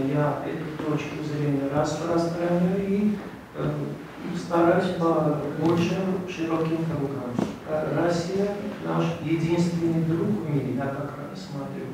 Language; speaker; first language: Russian; non-native, local second language; Armenian